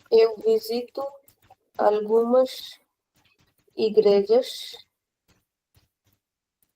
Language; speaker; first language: Portuguese; non-native, fluent; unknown